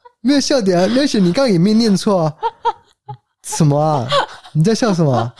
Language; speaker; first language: Chinese; native; Chinese